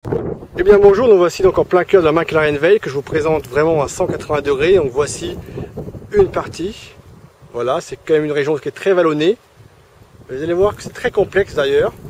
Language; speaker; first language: French; native; French